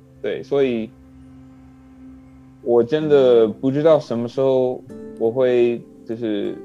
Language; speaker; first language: Chinese; non-native, learner; English